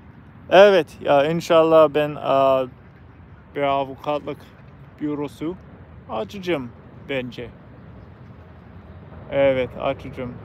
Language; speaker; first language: Turkish; non-native, learner; English